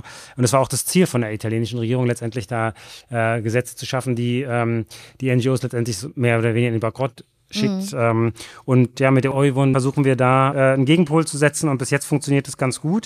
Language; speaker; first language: German; native; German